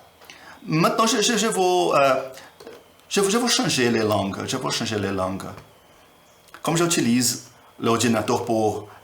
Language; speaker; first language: French; non-native, learner; Portuguese